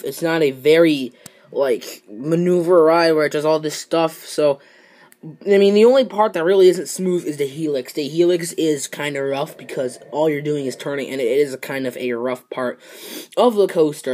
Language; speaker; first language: English; native; English